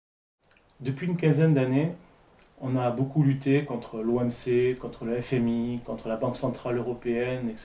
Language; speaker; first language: French; native; French